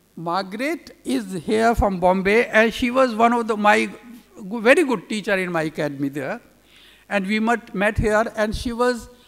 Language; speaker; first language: English; non-native, local second language; Urdu